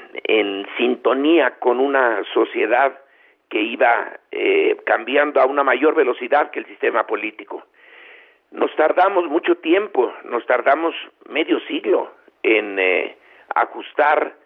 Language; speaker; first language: Spanish; native; Spanish